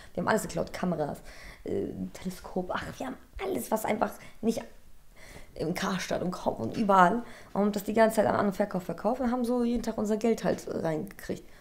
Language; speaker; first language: German; early bilingual, other home language; Polish